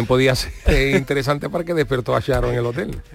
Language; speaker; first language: Spanish; native; Spanish